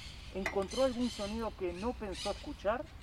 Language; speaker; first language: Spanish; native; Spanish